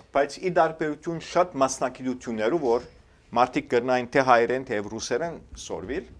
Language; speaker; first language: Armenian; early bilingual, heritage; Armenian